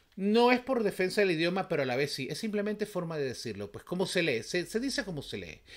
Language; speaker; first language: Spanish; native; Spanish